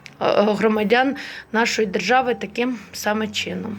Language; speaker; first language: Ukrainian; native; Ukrainian